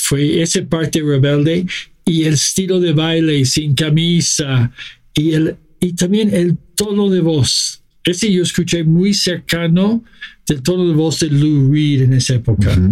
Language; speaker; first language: Spanish; non-native, fluent; English